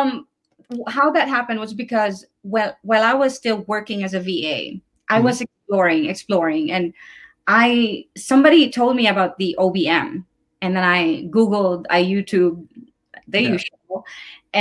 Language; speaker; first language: English; non-native, local second language; Filipino